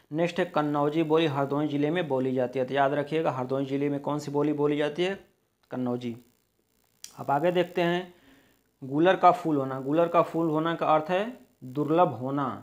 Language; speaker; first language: Hindi; native; Hindi